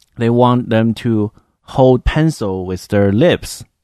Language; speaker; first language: English; non-native, fluent; Chinese